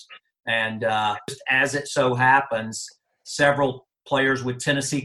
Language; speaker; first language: English; native; English